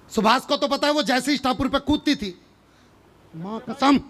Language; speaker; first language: Hindi; native; Hindi